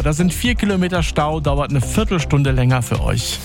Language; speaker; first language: German; native; German